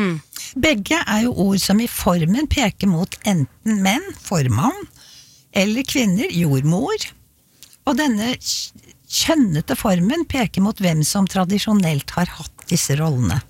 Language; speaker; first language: Norwegian; native; Norwegian